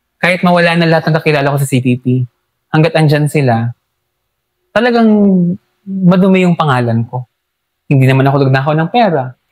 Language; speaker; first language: Filipino; non-native, local second language; Hiligaynon